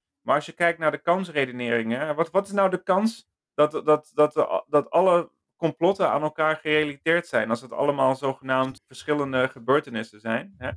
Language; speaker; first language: Dutch; native; Dutch